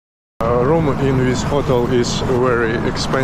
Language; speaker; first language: English; non-native, learner; Russian